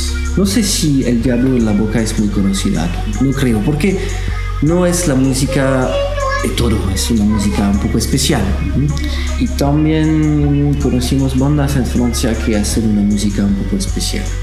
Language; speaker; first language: Spanish; non-native, learner; French